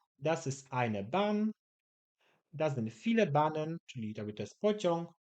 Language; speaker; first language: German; non-native, fluent; Polish